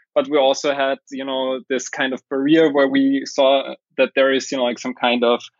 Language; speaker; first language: English; non-native, fluent; German